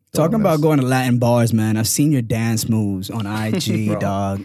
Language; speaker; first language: English; early bilingual, other home language; Spanish